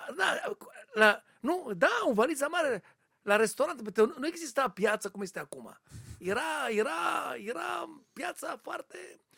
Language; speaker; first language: Romanian; non-native, learner; Hebrew